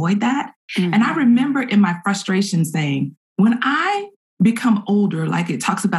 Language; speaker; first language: English; native; English